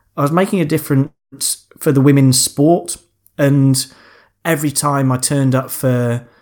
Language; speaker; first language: English; native; English